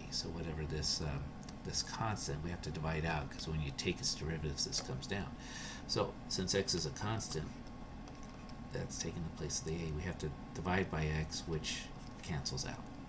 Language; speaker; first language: English; native; English